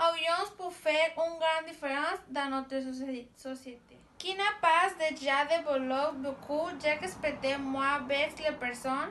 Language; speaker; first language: French; non-native, learner; Spanish